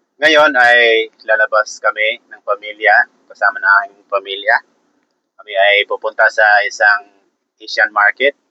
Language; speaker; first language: Filipino; non-native, local second language; Cebuano